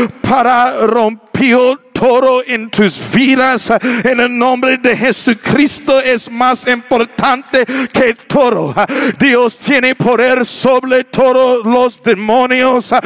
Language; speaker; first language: Spanish; non-native, learner; English